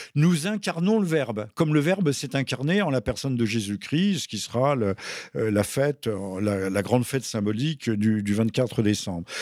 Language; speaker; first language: French; native; French